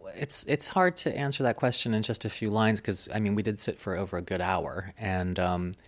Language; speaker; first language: English; native; English